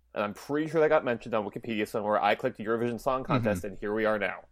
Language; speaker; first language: English; native; English